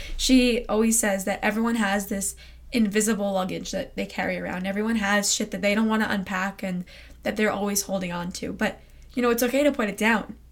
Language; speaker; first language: English; native; English